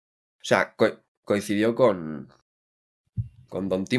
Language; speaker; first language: Spanish; native; Spanish